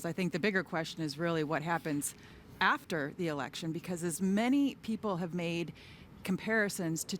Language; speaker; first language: English; native; English